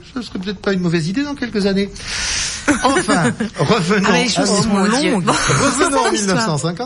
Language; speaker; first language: French; native; French